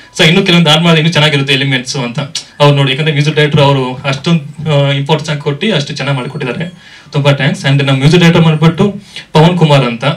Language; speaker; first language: Kannada; non-native, local second language; Telugu